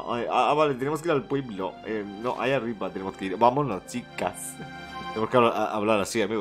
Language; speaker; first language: Spanish; native; Spanish